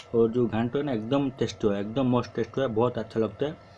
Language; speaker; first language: Hindi; non-native, local second language; Odia